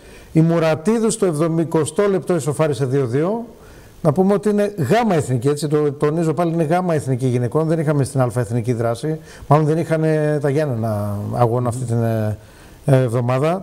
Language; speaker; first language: Greek; native; Greek